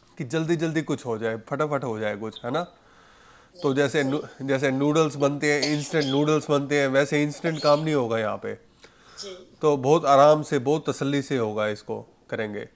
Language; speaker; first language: Hindi; native; Hindi